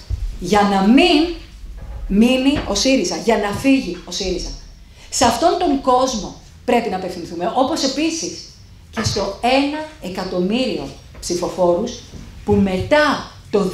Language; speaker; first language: Greek; native; Greek